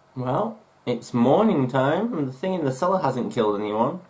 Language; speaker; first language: English; native; English